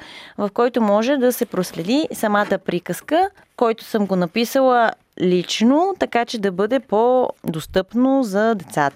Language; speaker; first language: Bulgarian; native; Bulgarian